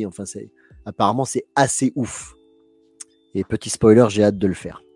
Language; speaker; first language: French; native; French